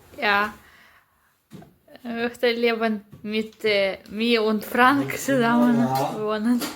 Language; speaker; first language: German; non-native, learner; Ukrainian